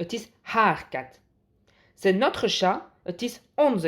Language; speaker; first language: Dutch; non-native, fluent; French